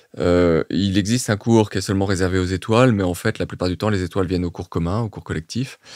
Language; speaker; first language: French; native; French